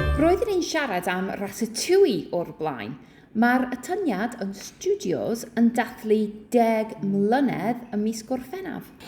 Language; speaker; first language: Welsh; non-native, learner; English